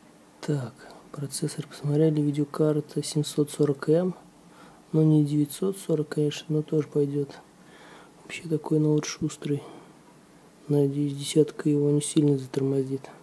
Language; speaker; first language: Russian; native; Russian